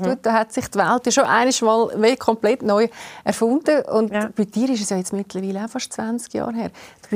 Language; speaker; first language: German; native; German